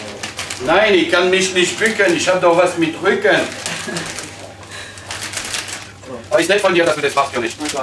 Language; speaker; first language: German; non-native, fluent; French